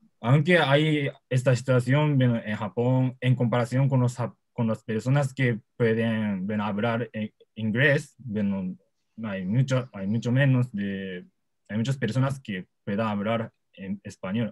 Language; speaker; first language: Spanish; non-native, learner; Japanese